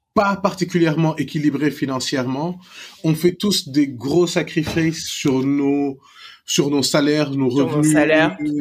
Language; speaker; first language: French; non-native, local second language; Wolof